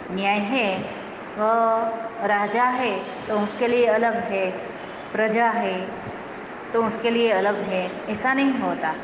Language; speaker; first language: Hindi; non-native, local second language; Gujarati